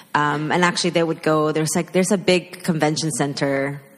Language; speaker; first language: English; early bilingual, other home language; Spanish